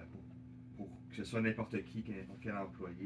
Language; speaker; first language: French; native; French